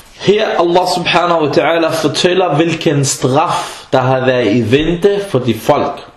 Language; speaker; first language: Danish; early bilingual, other home language; Arabic